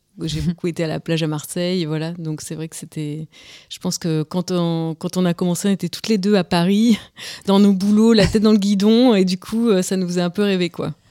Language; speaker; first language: French; native; French